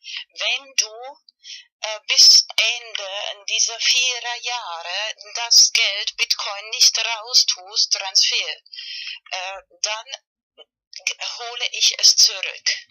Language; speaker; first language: German; non-native, fluent; Spanish